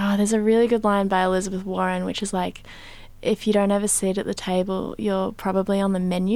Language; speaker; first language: English; native; English